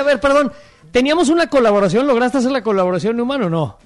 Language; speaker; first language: Spanish; native; Spanish